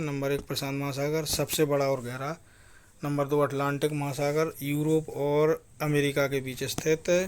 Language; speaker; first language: Hindi; native; Hindi